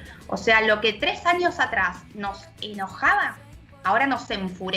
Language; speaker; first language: Spanish; native; Spanish